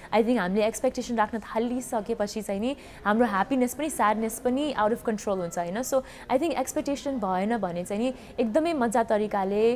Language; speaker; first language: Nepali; early bilingual, heritage; Nepali